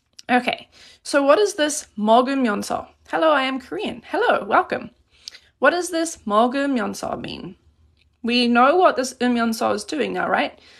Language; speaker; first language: English; native; English